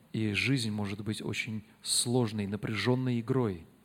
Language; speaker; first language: Russian; native; Russian